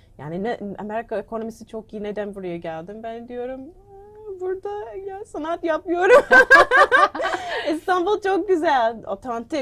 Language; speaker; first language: Turkish; non-native, learner; English